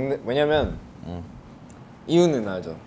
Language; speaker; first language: Korean; non-native, fluent; English